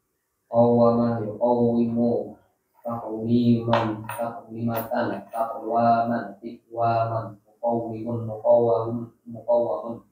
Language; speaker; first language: Arabic; non-native, learner; Indonesian